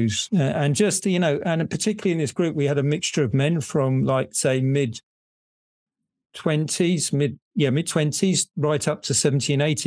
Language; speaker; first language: English; native; English